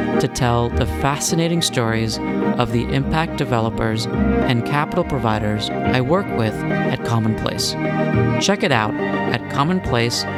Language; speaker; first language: English; native; English